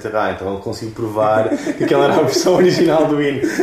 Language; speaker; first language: Portuguese; native; Portuguese